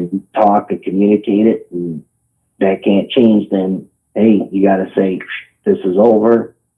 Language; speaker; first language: English; native; English